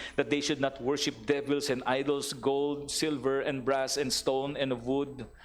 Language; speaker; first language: English; non-native, local second language; Filipino